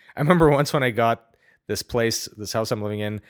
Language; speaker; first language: English; native; English